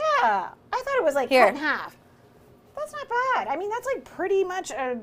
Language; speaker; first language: English; native; English